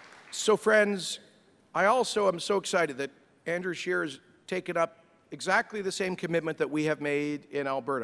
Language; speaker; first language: English; native; English